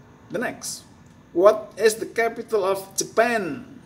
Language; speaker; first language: English; non-native, fluent; Indonesian